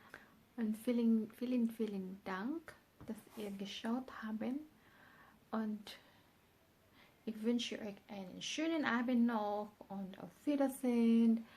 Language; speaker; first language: German; non-native, learner; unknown